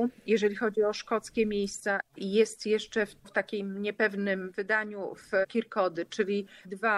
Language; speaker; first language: Polish; native; Polish